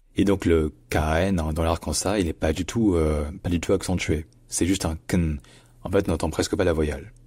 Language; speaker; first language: French; native; French